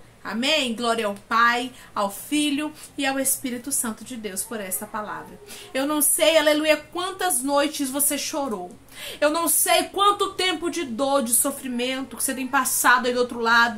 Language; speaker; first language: Portuguese; native; Portuguese